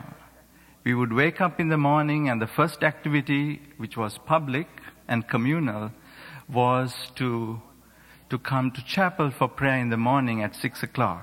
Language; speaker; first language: English; non-native, local second language; Sinhala